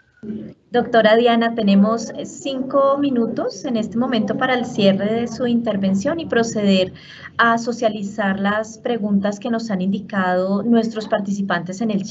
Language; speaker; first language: Spanish; native; Spanish